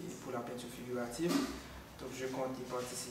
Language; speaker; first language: French; non-native, local second language; Haitian Creole